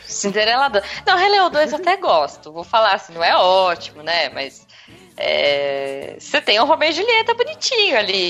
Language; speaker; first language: Portuguese; native; Portuguese